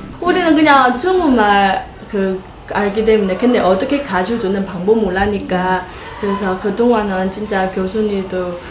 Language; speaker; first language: Korean; non-native, learner; Chinese